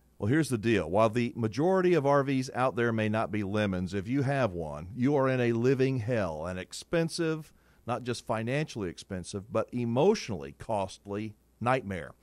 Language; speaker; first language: English; native; English